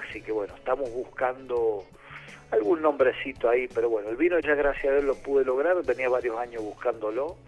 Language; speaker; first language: Spanish; native; Spanish